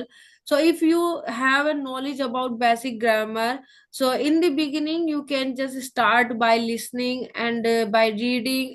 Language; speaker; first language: English; non-native, local second language; Hindi